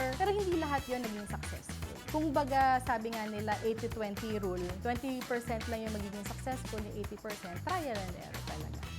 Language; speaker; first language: Filipino; native; Filipino